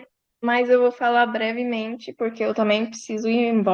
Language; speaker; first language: Portuguese; early bilingual, heritage; Portuguese